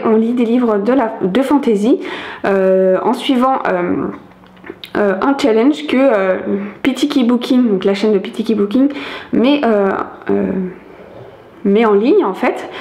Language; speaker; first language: French; native; French